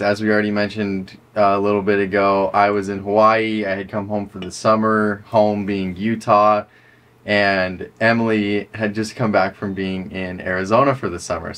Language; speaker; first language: English; native; English